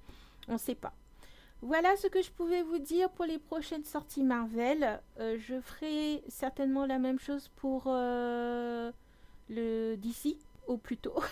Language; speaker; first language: French; native; French